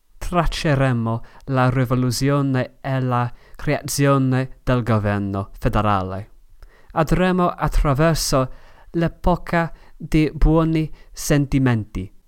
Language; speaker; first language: Italian; non-native, learner; English